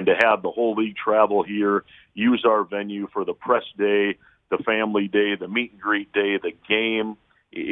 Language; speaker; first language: English; native; English